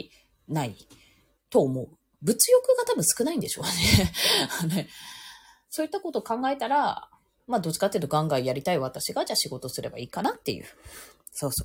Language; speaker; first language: Japanese; native; Japanese